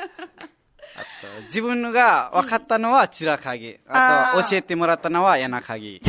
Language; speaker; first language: Japanese; non-native, fluent; Nepali